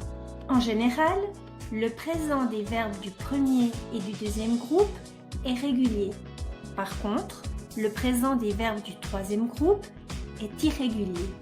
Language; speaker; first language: French; non-native, fluent; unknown